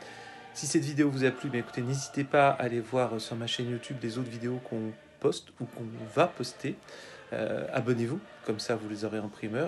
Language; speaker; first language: French; native; French